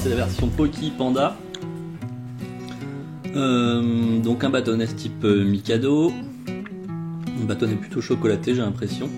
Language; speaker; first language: French; native; French